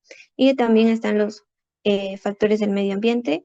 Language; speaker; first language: Spanish; native; Spanish